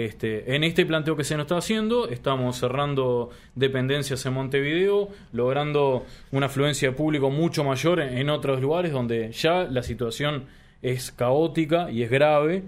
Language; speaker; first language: Spanish; native; Spanish